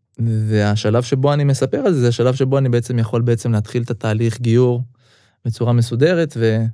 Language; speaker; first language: Hebrew; early bilingual, other home language; Russian